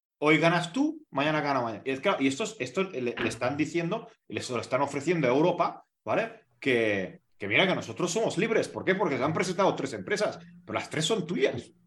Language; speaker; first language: Spanish; non-native, fluent; Hungarian